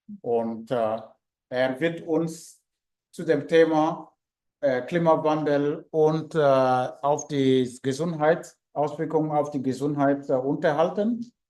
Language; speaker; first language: German; non-native, fluent; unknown